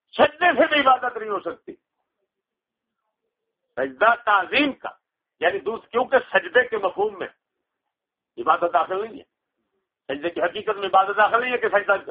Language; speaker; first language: Urdu; non-native, local second language; Punjabi